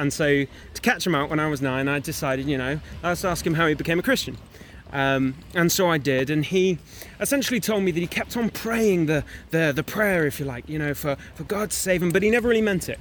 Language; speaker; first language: English; native; English